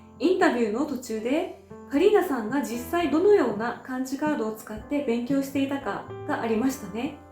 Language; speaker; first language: Japanese; native; Japanese